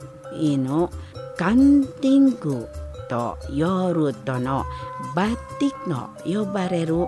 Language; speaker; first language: Japanese; non-native, fluent; Indonesian